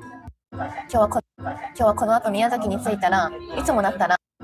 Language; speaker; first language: Japanese; native; Japanese